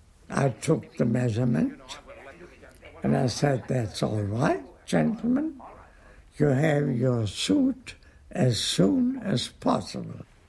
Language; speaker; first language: English; non-native, fluent; German